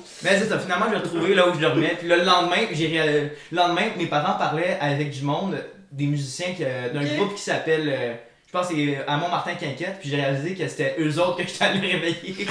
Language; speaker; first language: French; native; French